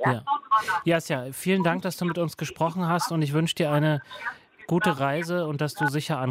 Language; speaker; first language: German; native; German